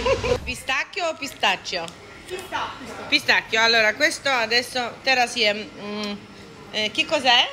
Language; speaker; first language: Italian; non-native, learner; Polish